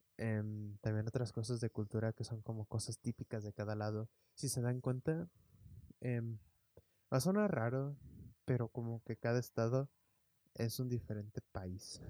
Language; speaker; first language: Spanish; early bilingual, heritage; Spanish